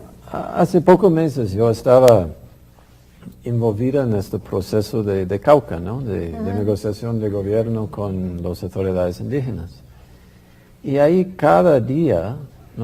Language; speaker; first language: Spanish; non-native, fluent; English